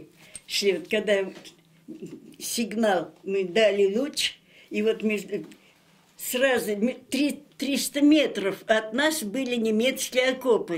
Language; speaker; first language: Russian; native; Russian